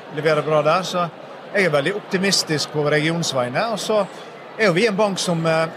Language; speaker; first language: Norwegian; native; Norwegian